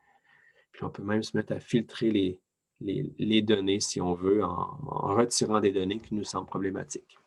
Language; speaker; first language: French; native; French